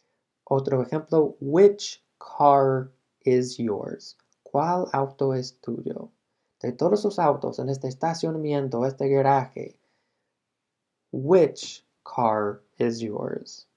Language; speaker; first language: Spanish; non-native, fluent; English